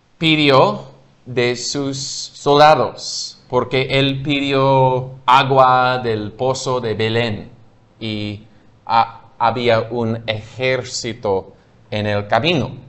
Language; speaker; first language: Spanish; non-native, fluent; English